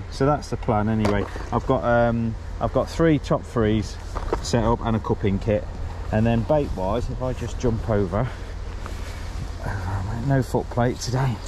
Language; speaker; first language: English; native; English